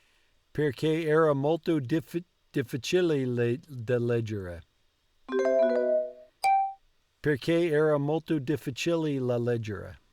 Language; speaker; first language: Italian; non-native, learner; English